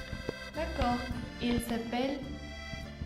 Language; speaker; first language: French; non-native, learner; Spanish